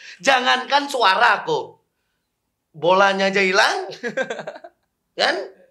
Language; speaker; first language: Indonesian; native; Indonesian